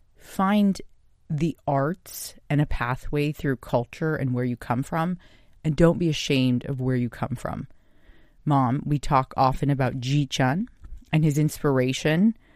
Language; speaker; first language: English; native; English